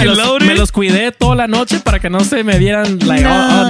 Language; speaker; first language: Spanish; early bilingual, other home language; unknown